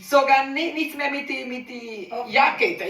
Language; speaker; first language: German; non-native, learner; Portuguese